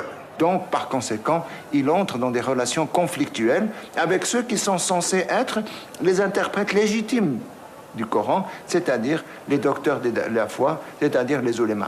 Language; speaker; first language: French; native; French